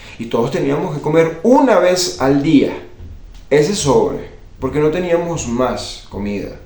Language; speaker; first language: Spanish; native; Spanish